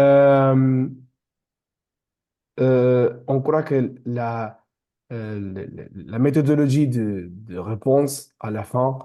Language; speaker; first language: French; non-native, fluent; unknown